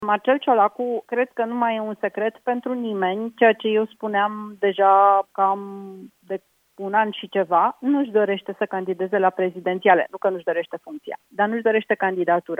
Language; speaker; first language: Romanian; native; Romanian